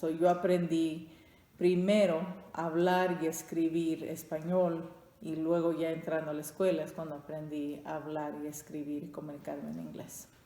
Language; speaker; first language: Spanish; early bilingual, heritage; Spanish